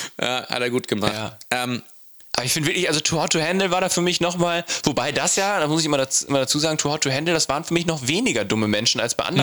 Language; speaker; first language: German; native; German